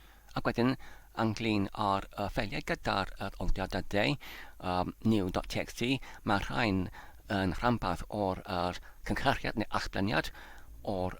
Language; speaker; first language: Welsh; non-native, fluent; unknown